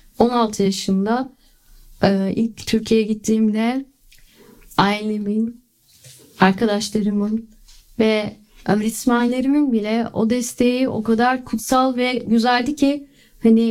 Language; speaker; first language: Turkish; early bilingual, other home language; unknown